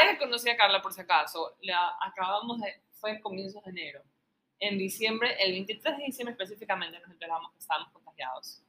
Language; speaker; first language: Spanish; native; Spanish